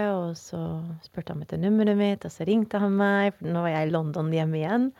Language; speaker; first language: Norwegian; non-native, fluent; Dutch